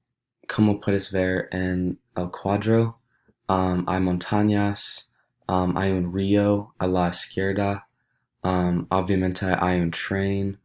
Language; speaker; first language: Spanish; non-native, learner; English